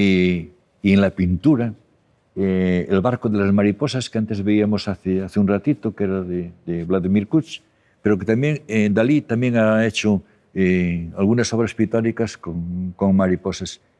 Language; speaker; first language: Spanish; native; Spanish